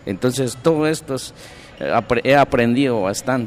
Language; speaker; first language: Spanish; non-native, local second language; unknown